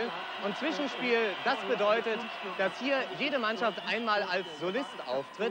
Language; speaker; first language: German; native; German